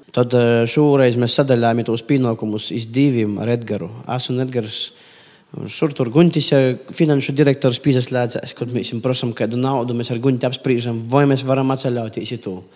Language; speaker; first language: Latvian; native; Latvian